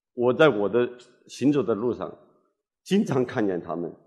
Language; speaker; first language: Chinese; native; Chinese